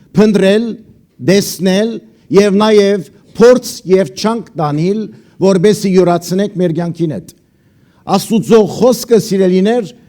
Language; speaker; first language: Armenian; early bilingual, heritage; Armenian